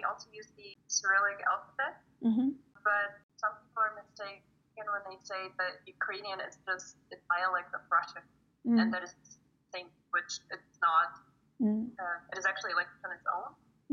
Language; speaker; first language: English; non-native, fluent; Ukrainian